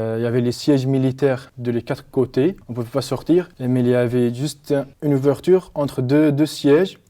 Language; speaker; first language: French; non-native, learner; Arabic